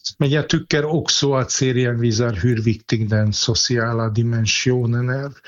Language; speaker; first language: Swedish; non-native, fluent; Hungarian